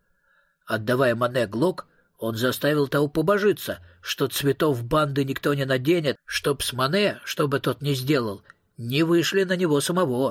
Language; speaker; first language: Russian; native; Russian